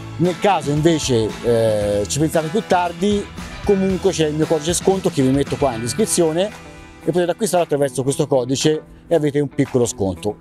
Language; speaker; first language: Italian; native; Italian